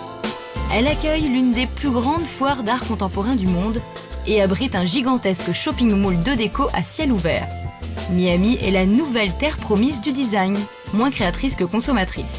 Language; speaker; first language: French; native; French